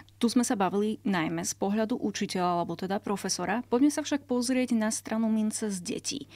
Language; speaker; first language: Slovak; native; Slovak